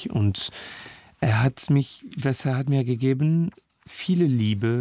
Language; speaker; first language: German; non-native, learner; French